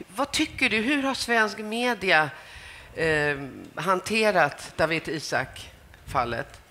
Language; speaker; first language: Swedish; native; Swedish